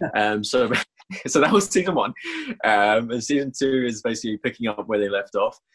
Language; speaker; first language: English; native; English